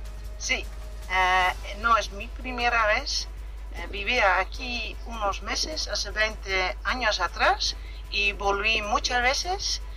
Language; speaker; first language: Spanish; non-native, fluent; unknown